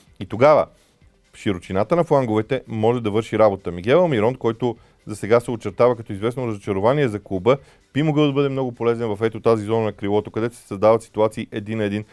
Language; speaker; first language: Bulgarian; native; Bulgarian